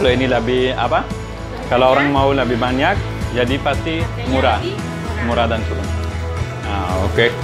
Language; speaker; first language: Indonesian; non-native, learner; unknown